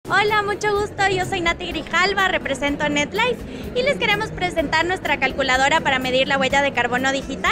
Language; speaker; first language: Spanish; native; Spanish